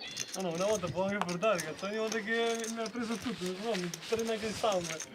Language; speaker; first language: Italian; non-native, fluent; Albanian